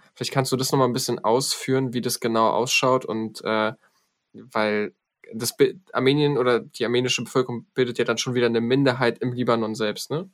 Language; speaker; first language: German; native; German